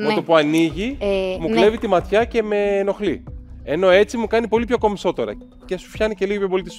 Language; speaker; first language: Greek; native; Greek